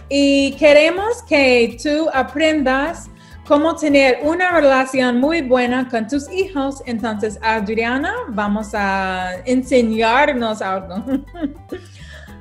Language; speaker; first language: Spanish; non-native, learner; English